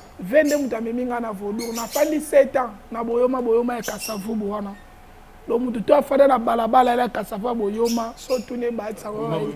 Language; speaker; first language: Lingala; non-native, local second language; Kongo